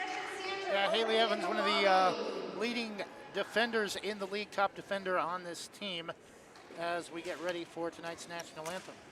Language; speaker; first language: English; native; English